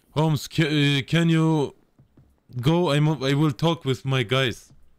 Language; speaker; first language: English; non-native, learner; German